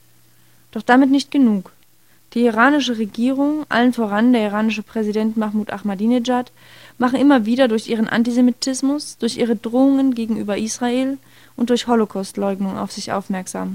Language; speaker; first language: German; native; German